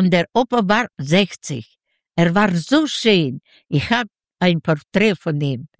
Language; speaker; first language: German; non-native, learner; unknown